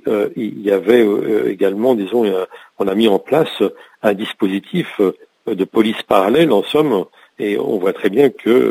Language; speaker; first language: French; native; French